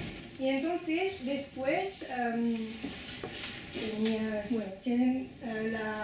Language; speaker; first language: Spanish; non-native, fluent; French